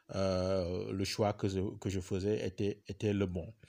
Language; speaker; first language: French; non-native, local second language; Wolof